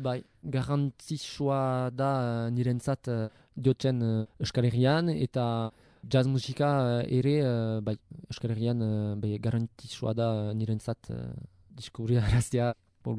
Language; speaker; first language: Basque; non-native, local second language; French